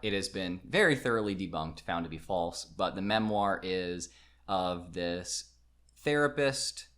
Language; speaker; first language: English; native; English